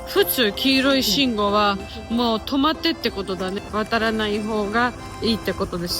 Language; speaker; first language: Japanese; non-native, fluent; Georgian